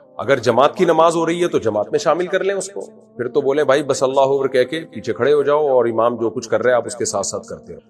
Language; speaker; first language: Urdu; native; Urdu